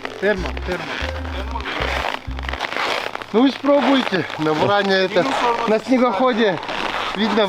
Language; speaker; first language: Russian; non-native, local second language; Yakut